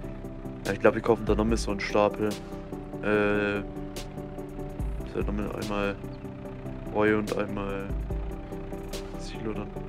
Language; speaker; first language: German; native; German